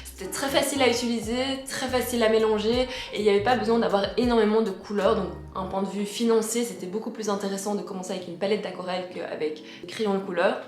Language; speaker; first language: French; native; French